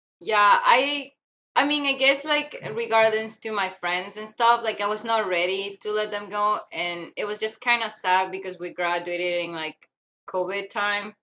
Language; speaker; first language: English; non-native, fluent; Spanish